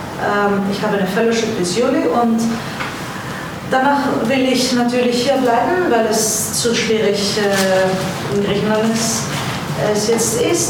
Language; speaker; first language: German; non-native, learner; Greek